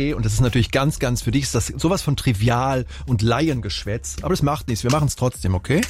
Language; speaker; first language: German; native; German